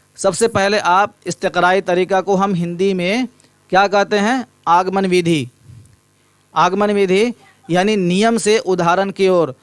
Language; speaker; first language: Urdu; native; Urdu